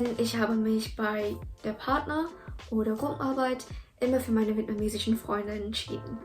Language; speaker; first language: German; early bilingual, other home language; Vietnamese